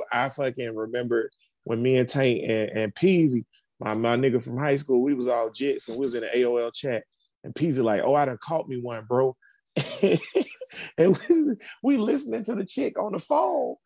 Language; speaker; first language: English; native; English